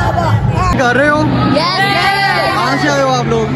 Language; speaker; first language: Urdu; non-native, local second language; Punjabi